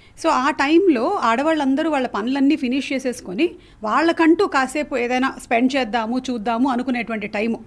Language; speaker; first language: Telugu; non-native, local second language; Malayalam